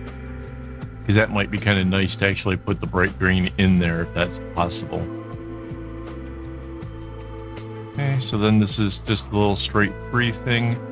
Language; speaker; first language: English; native; English